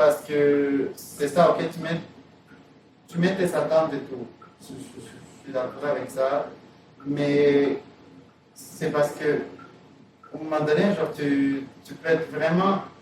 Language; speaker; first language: French; native; French